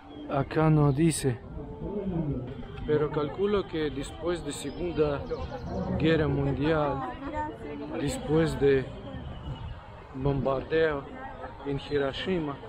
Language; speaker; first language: Spanish; non-native, learner; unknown